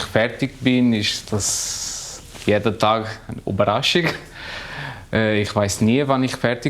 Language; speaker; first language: German; non-native, learner; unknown